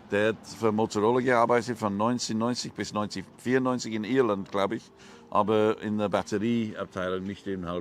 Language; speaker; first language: German; non-native, learner; English